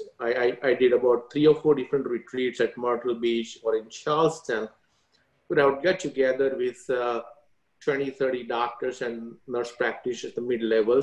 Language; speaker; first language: English; non-native, local second language; Gujarati